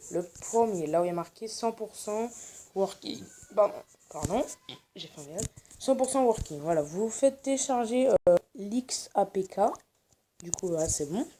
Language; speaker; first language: French; native; French